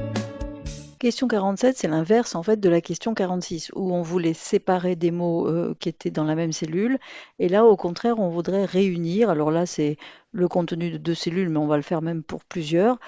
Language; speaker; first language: French; native; French